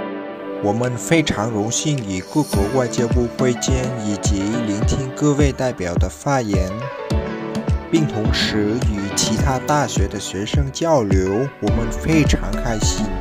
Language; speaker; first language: Chinese; non-native, fluent; Vietnamese